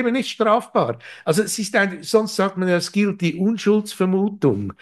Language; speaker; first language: German; native; German